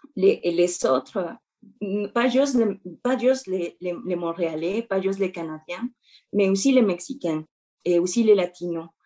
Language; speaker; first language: French; non-native, fluent; Spanish